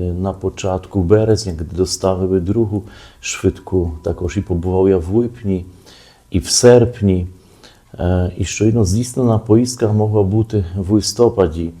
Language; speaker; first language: Ukrainian; early bilingual, heritage; Ukrainian